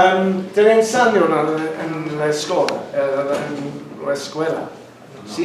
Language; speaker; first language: Spanish; non-native, learner; English